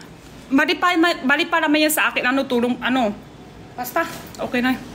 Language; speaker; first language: Filipino; non-native, learner; Chinese